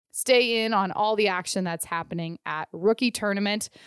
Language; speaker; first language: English; native; English